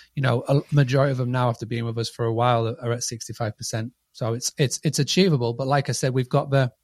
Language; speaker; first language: English; native; English